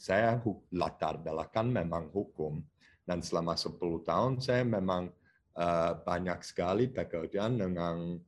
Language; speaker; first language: Indonesian; non-native, fluent; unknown